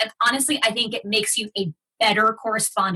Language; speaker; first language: English; early bilingual, other home language; Spanish